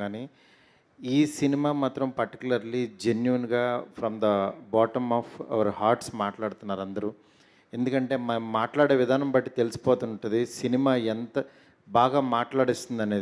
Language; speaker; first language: Telugu; native; Telugu